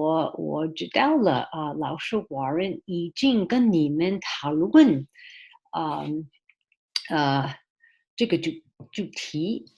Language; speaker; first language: Chinese; early bilingual, heritage; Chinese